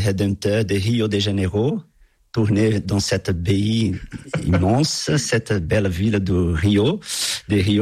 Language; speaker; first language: French; non-native, fluent; Portuguese